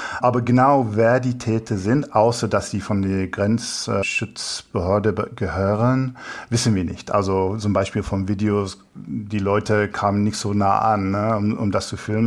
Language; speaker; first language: German; non-native, fluent; English